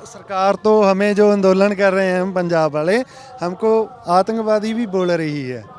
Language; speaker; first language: Hindi; non-native, local second language; Punjabi